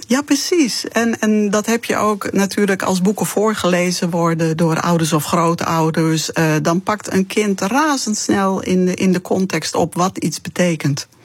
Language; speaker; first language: Dutch; non-native, local second language; Western Frisian